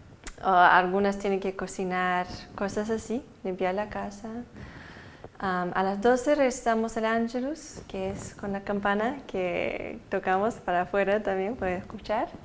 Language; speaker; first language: Spanish; early bilingual, heritage; Spanish